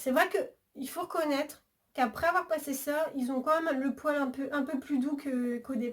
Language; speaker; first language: French; native; French